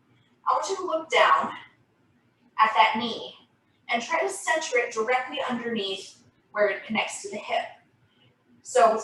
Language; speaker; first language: English; native; English